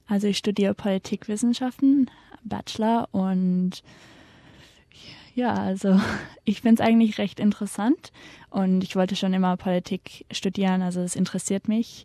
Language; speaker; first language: German; early bilingual, heritage; German